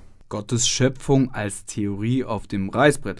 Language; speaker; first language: German; native; German